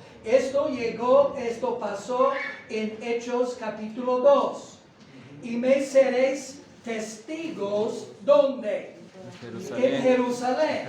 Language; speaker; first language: Spanish; non-native, fluent; English